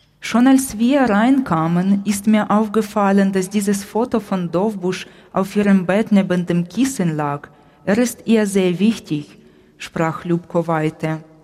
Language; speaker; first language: German; non-native, fluent; Ukrainian